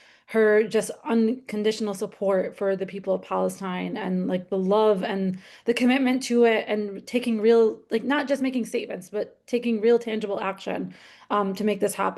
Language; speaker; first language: English; native; English